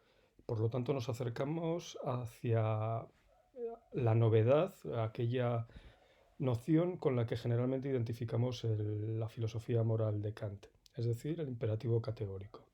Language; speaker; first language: Spanish; native; Spanish